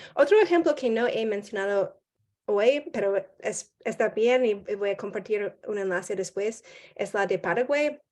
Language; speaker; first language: Spanish; non-native, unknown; English